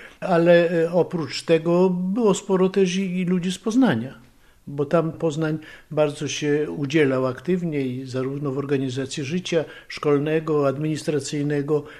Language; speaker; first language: Polish; early bilingual, other home language; Russian